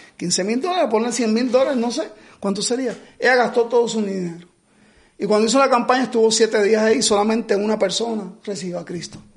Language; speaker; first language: Spanish; native; Spanish